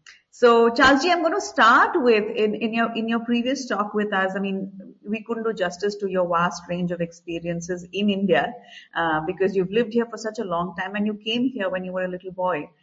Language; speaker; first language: English; non-native, local second language; Hindi